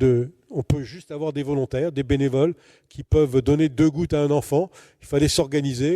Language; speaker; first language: French; native; French